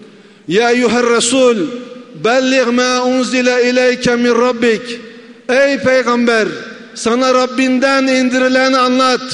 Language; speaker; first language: Turkish; native; Turkish